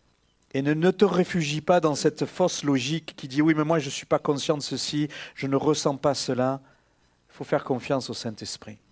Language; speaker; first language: French; native; French